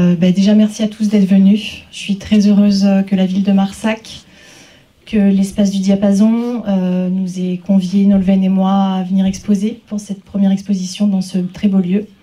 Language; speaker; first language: French; native; French